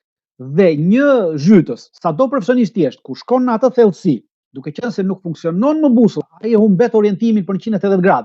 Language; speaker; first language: Albanian; native; Albanian